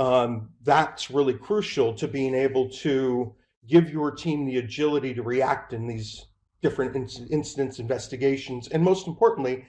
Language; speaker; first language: English; native; English